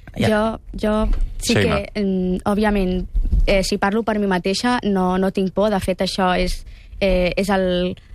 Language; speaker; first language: Catalan; early bilingual, other home language; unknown